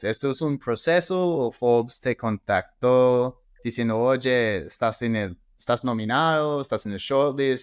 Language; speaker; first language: Spanish; non-native, fluent; English